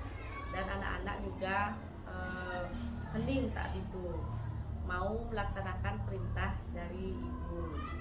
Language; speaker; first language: Indonesian; native; Indonesian